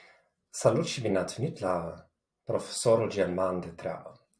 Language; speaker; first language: Romanian; non-native, fluent; German